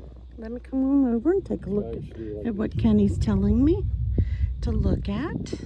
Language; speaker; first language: English; native; English